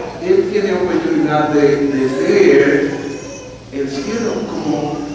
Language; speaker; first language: Spanish; non-native, fluent; English